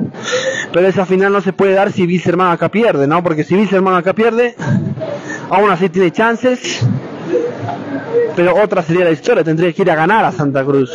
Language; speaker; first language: Spanish; native; Spanish